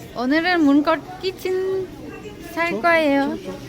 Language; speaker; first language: Korean; non-native, learner; Vietnamese